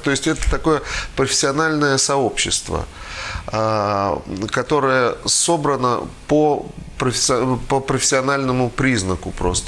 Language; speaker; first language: Russian; native; Russian